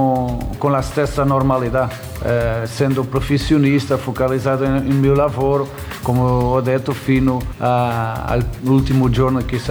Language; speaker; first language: Italian; non-native, fluent; Portuguese